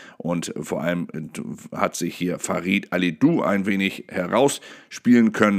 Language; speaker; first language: German; native; German